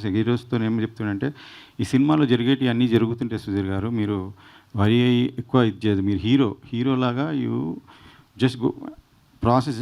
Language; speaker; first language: Telugu; native; Telugu